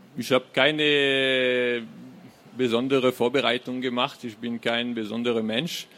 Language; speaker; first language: German; non-native, fluent; French